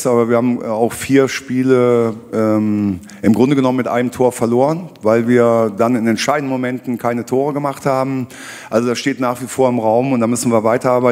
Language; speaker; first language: German; native; German